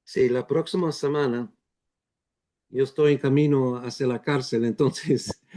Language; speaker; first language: Spanish; non-native, fluent; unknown